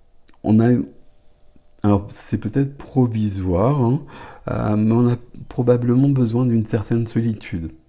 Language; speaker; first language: French; native; French